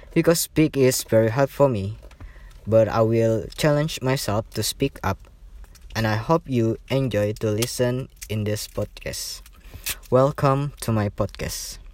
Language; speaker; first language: English; non-native, learner; Indonesian